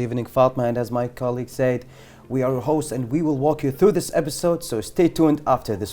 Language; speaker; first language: English; non-native, fluent; Arabic